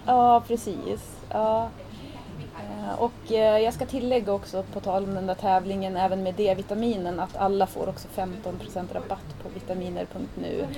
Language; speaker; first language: Swedish; native; Swedish